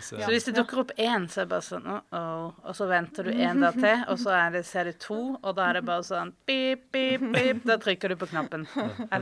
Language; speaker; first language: Norwegian; native; Norwegian